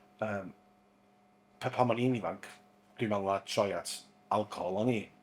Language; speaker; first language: Welsh; native; Welsh